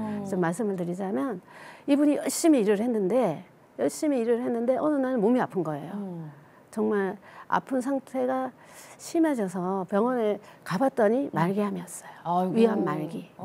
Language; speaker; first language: Korean; native; Korean